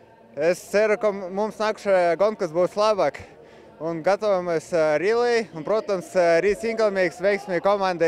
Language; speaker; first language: Latvian; non-native, local second language; Russian